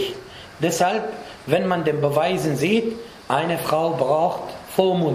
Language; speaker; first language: German; non-native, fluent; Arabic